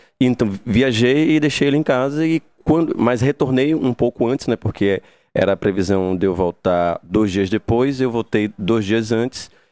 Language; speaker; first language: Portuguese; native; Portuguese